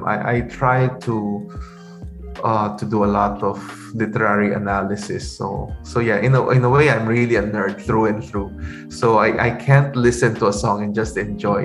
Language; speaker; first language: English; non-native, local second language; Pampanga